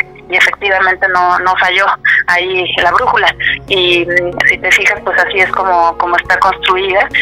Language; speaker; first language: Spanish; native; Spanish